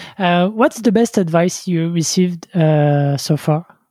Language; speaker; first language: English; non-native, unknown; French